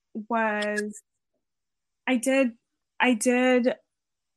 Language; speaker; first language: English; native; English